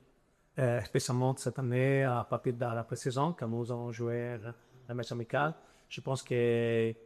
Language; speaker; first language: French; non-native, fluent; Italian